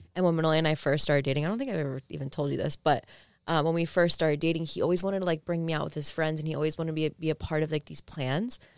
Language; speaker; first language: English; early bilingual, other home language; Greek